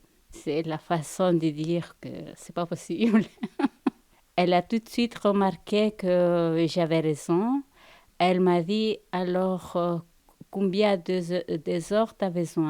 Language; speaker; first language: French; non-native, fluent; Spanish